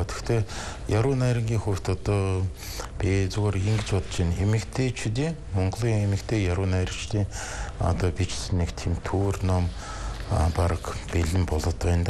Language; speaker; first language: Mongolian; non-native, fluent; Russian